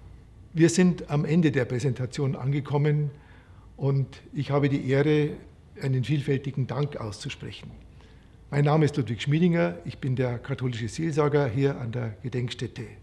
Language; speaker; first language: German; native; German